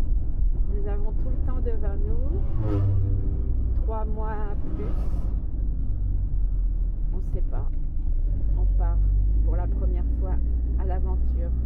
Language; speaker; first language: French; native; French